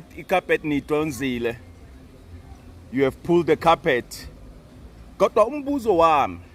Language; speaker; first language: Zulu; non-native, local second language; Southern Sotho